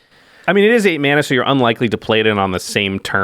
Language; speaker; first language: English; native; English